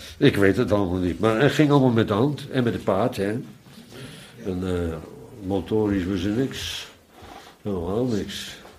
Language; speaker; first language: Dutch; native; Dutch